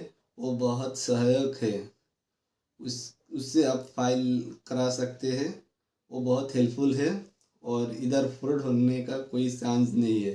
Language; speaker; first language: Hindi; non-native, local second language; Bangla